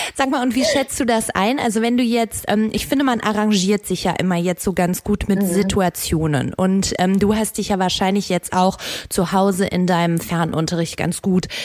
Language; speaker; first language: German; native; German